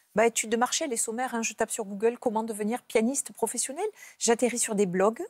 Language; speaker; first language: French; native; French